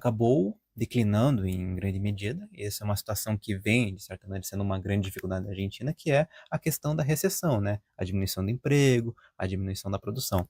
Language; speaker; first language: Portuguese; native; Portuguese